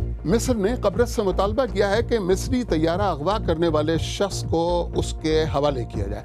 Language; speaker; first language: Urdu; native; Urdu